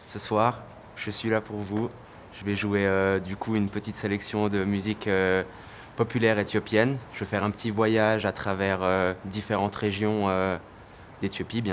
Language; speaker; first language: French; early bilingual, other home language; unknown